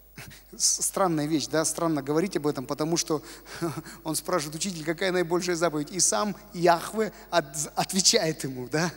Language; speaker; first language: Russian; native; Russian